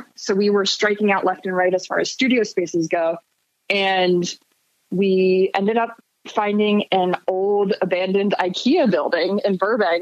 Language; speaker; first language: English; native; English